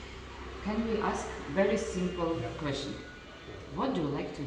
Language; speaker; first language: English; non-native, learner; Russian